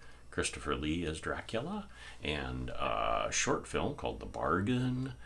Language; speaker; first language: English; native; English